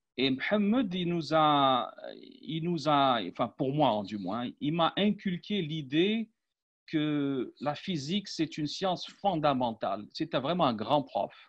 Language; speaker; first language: French; non-native, local second language; Arabic